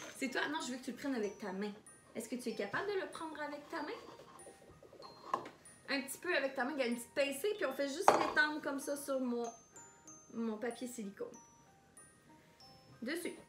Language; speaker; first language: French; native; French